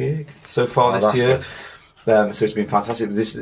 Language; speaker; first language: English; native; English